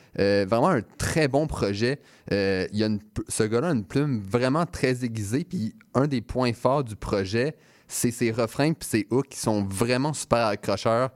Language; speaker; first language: French; native; French